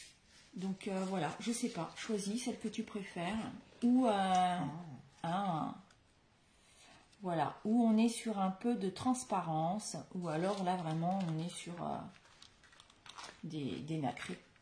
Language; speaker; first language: French; native; French